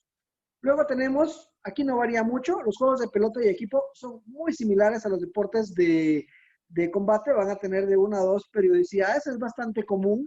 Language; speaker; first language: Spanish; native; Spanish